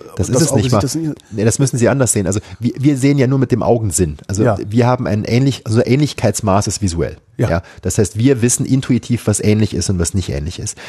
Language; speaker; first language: German; native; German